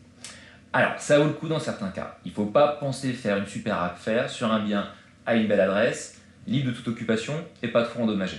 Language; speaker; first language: French; native; French